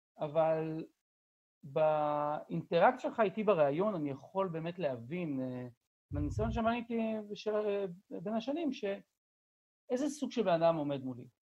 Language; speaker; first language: Hebrew; native; Hebrew